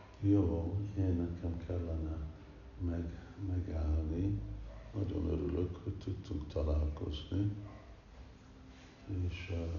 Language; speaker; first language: Hungarian; early bilingual, heritage; Hungarian